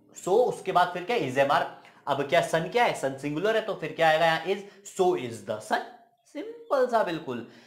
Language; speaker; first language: Hindi; native; Hindi